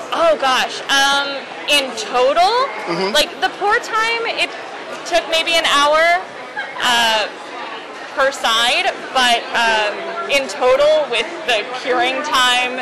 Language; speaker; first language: English; native; English